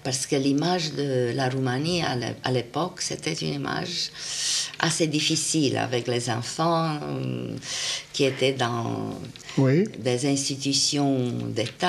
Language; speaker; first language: French; non-native, fluent; Romanian